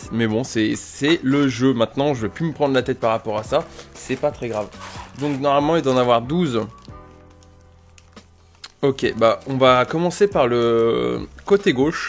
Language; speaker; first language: French; native; French